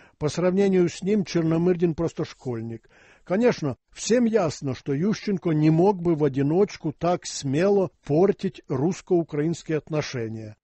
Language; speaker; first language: Russian; non-native, local second language; Ukrainian